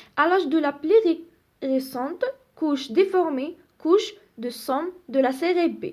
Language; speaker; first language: French; non-native, local second language; Arabic